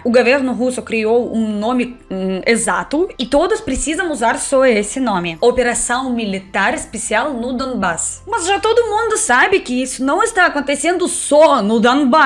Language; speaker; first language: Portuguese; non-native, fluent; Russian